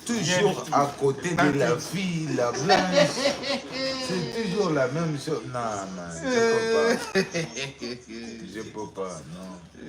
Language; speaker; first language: French; non-native, learner; Portuguese